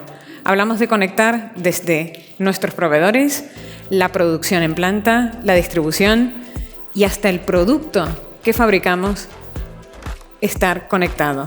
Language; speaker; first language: Spanish; native; Spanish